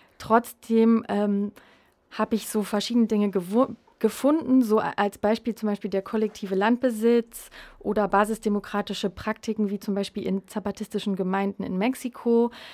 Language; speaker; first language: German; native; German